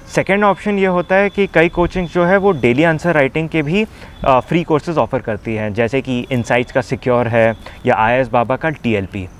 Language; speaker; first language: Hindi; native; Hindi